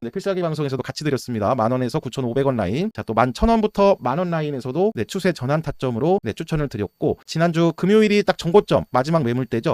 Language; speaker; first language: Korean; native; Korean